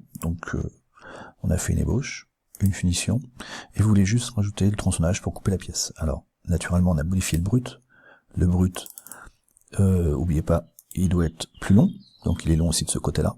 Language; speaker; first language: French; native; French